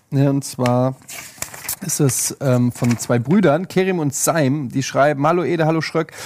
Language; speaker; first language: German; native; German